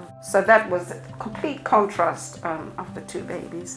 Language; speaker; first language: English; non-native, local second language; Shona